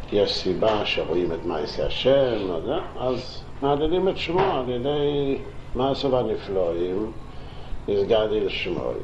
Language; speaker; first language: Hebrew; non-native, local second language; Yiddish